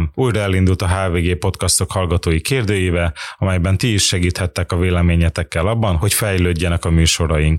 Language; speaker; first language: Hungarian; native; Hungarian